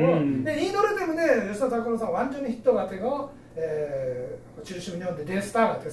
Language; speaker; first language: Korean; non-native, fluent; Japanese